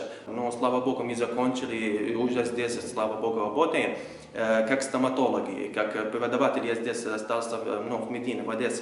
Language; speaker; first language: Ukrainian; non-native, fluent; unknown